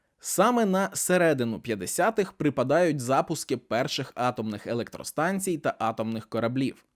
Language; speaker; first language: Ukrainian; native; Ukrainian